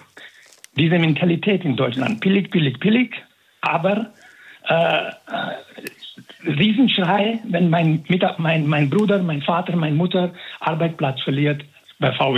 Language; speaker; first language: German; non-native, fluent; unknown